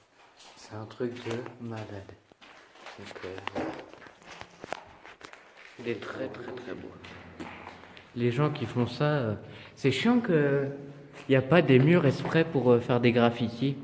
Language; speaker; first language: French; native; French